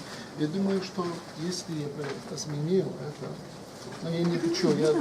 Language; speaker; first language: Russian; non-native, learner; Polish